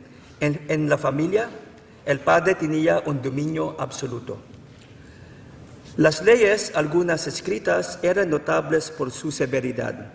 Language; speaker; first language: Spanish; non-native, fluent; Filipino